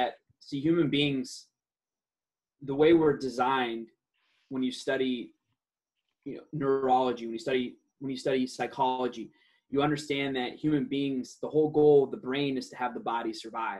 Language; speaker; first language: English; early bilingual, other home language; Aramaic